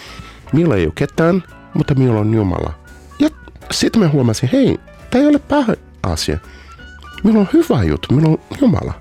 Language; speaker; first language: Finnish; non-native, fluent; Portuguese